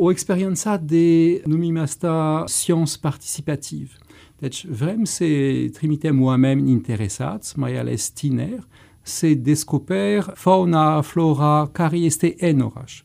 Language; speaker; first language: Romanian; non-native, fluent; French